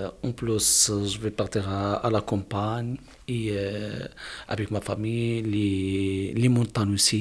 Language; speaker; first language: French; non-native, learner; Arabic